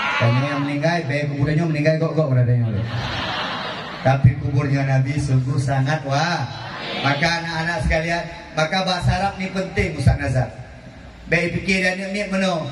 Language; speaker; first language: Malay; non-native, local second language; Achinese